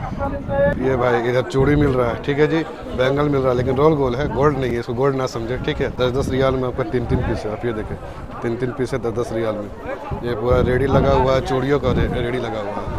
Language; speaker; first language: Hindi; native; Hindi